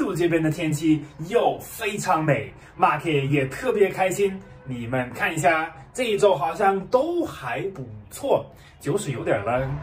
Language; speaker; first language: Chinese; non-native, fluent; German